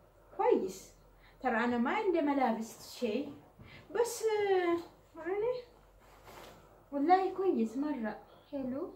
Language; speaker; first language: Arabic; non-native, learner; Oromo